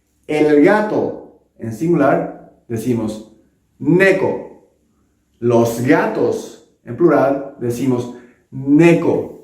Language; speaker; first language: Spanish; non-native, local second language; Japanese